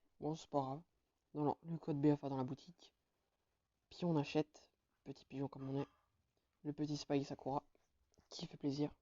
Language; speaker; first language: French; native; French